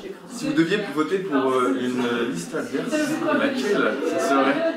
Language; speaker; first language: French; native; French